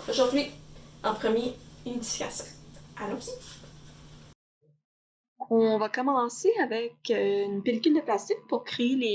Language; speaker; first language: French; native; French